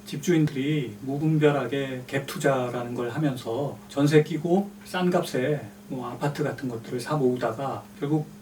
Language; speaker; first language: Korean; native; Korean